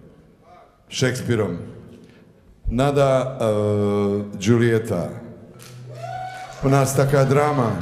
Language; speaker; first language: Russian; non-native, learner; Serbian